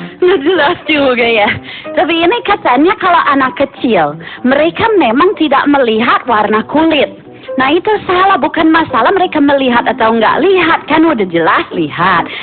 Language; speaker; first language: Indonesian; non-native, fluent; English